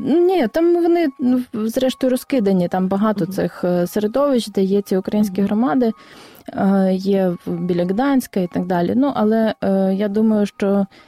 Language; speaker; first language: Ukrainian; native; Ukrainian